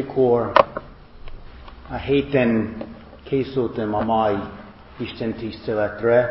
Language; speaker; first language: Hungarian; non-native, fluent; English